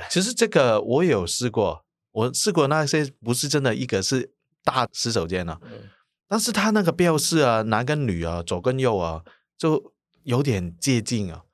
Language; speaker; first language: Chinese; non-native, local second language; Cantonese